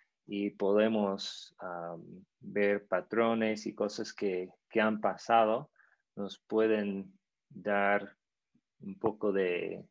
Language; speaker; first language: Spanish; non-native, fluent; English